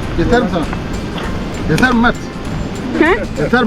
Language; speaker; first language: Turkish; non-native, fluent; Thai